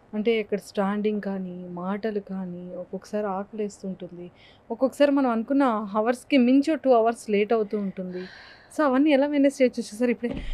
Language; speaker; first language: Telugu; native; Telugu